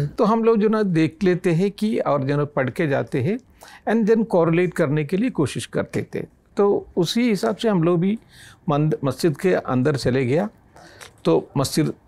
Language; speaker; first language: Hindi; non-native, local second language; Malayalam